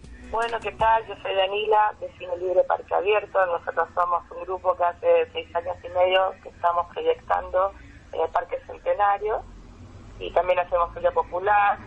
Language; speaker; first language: Spanish; native; Spanish